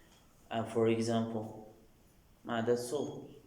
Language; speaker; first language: English; non-native, learner; Turkish